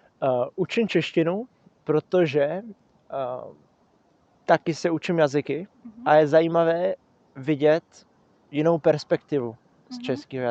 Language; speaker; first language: Czech; non-native, fluent; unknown